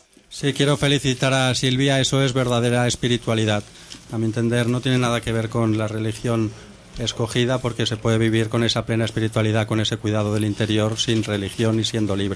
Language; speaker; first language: Spanish; native; Spanish